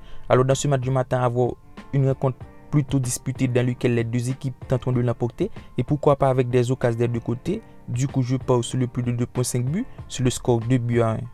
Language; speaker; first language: French; native; French